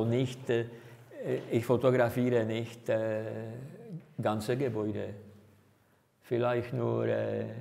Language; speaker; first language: German; non-native, fluent; Czech